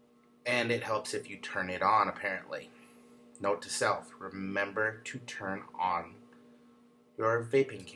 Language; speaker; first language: English; native; English